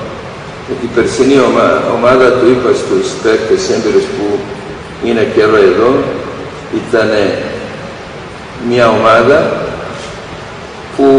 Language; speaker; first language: Greek; non-native, fluent; Serbian